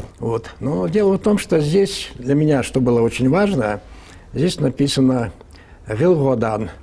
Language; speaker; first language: Russian; non-native, local second language; Ingush